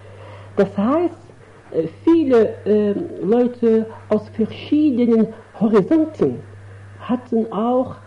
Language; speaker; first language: German; non-native, fluent; Arabic